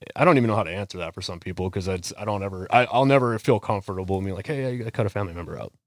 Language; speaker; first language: English; native; English